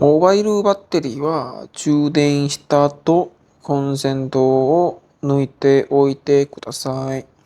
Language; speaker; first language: Japanese; non-native, learner; Korean